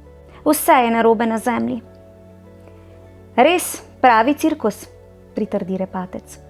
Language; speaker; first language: Slovenian; native; Slovenian